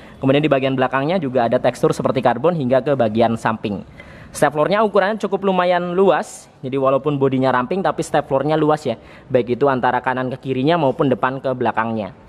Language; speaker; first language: Indonesian; native; Indonesian